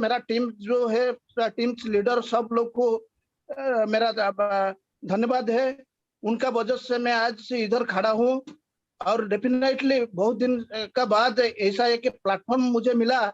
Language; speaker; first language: Hindi; non-native, local second language; Odia